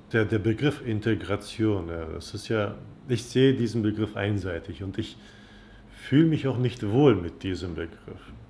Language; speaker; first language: German; non-native, fluent; Turkish